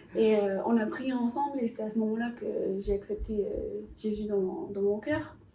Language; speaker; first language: French; early bilingual, other home language; English